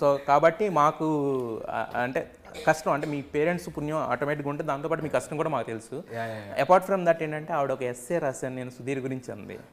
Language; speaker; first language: Telugu; native; Telugu